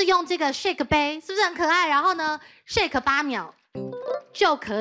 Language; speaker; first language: Chinese; native; Chinese